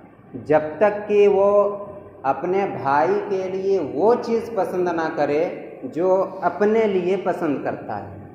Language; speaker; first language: Urdu; native; Urdu